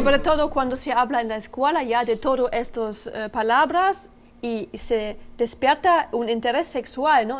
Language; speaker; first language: Spanish; non-native, learner; French